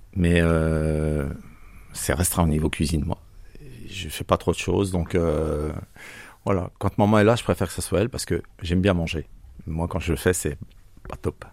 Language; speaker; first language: French; native; French